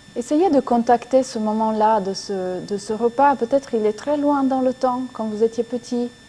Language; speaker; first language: French; non-native, fluent; Italian